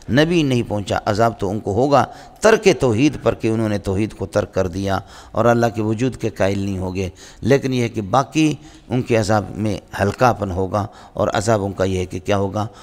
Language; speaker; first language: Urdu; non-native, local second language; Brahui